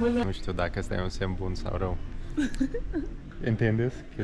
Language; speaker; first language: Spanish; non-native, learner; Romanian